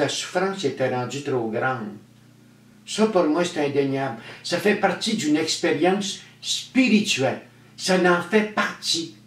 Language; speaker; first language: French; native; French